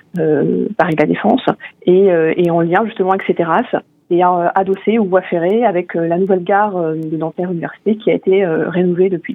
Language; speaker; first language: French; native; French